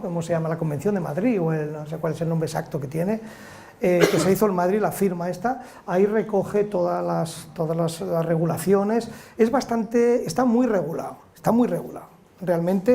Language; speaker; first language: Spanish; native; Spanish